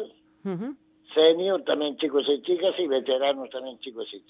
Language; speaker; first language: Spanish; native; Spanish